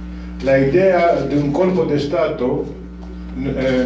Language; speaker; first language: Spanish; non-native, fluent; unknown